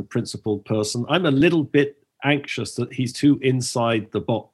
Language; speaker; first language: English; native; English